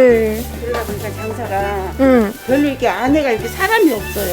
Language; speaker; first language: Korean; native; Korean